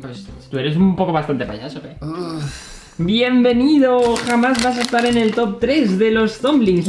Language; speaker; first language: Spanish; native; Spanish